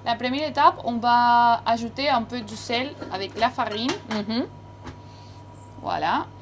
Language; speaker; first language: French; non-native, fluent; Spanish